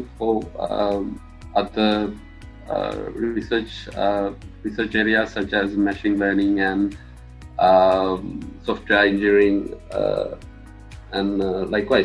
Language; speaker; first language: English; non-native, local second language; Sinhala